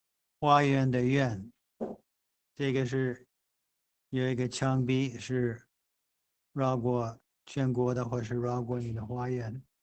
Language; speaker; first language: Chinese; non-native, fluent; English